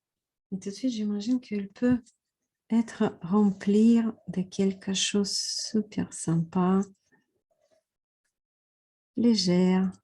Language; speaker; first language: French; non-native, fluent; Russian